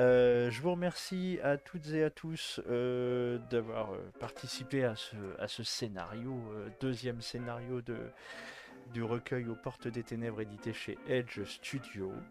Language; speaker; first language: French; native; French